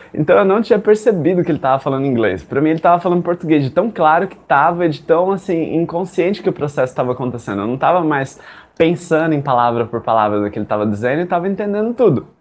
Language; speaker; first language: Portuguese; native; Portuguese